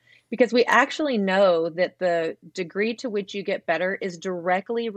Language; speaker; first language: English; native; English